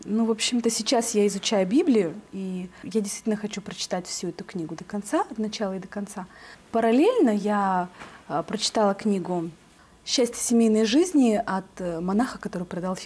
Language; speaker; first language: Russian; native; Russian